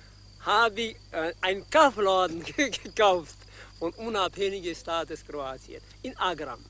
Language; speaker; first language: German; non-native, learner; Croatian